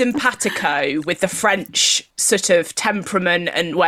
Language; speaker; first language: English; native; English